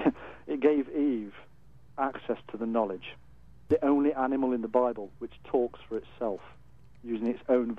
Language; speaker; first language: English; native; English